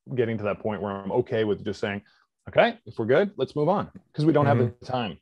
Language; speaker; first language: English; native; English